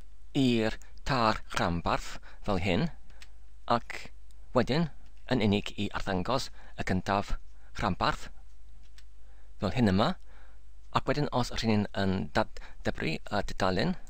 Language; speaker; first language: Welsh; non-native, learner; English